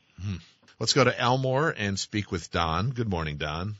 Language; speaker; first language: English; native; English